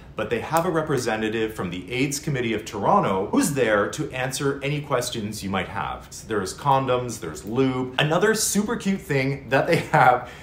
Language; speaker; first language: English; native; English